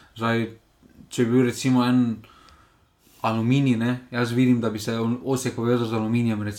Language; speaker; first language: Slovenian; native; Slovenian